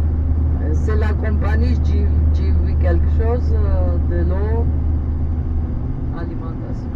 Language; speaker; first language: French; non-native, fluent; Georgian